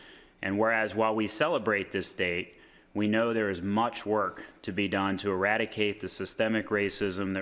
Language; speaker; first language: English; native; English